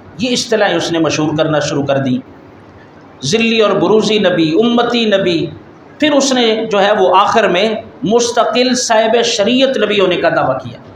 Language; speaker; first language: Urdu; native; Urdu